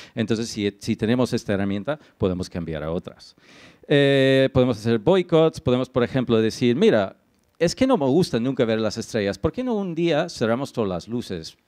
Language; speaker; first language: Spanish; non-native, fluent; English